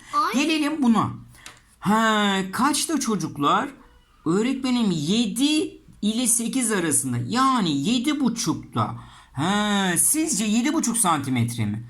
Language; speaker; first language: Turkish; native; Turkish